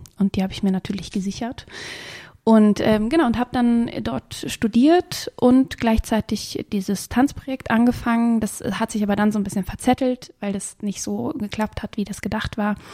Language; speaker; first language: German; early bilingual, other home language; Swedish